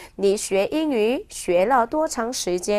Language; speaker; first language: Chinese; non-native, fluent; Korean